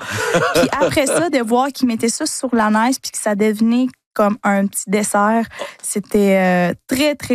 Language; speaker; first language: French; non-native, fluent; Spanish